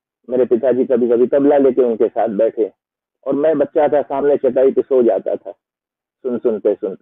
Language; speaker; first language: Hindi; non-native, local second language; Bangla